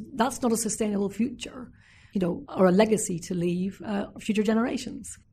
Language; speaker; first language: English; native; English